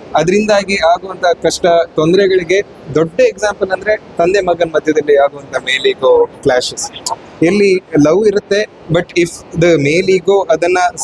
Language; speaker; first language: Kannada; non-native, local second language; Konkani